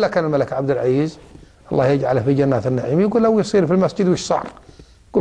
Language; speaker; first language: Arabic; native; Arabic